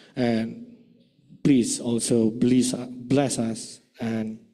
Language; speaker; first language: English; non-native, fluent; Indonesian